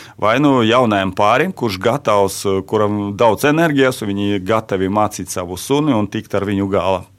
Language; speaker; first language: Latvian; non-native, local second language; Russian